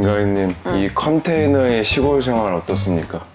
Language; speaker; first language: Korean; native; Korean